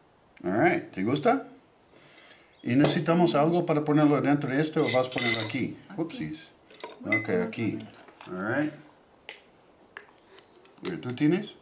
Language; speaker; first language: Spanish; non-native, learner; English